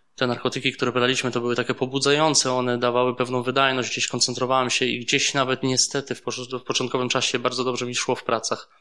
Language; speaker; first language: Polish; early bilingual, heritage; Polish